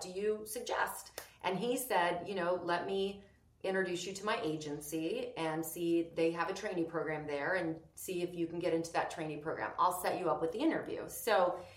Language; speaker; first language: English; early bilingual, other home language; Greek